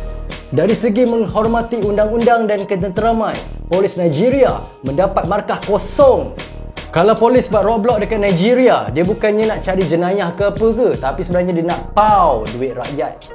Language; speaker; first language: Malay; native; Malay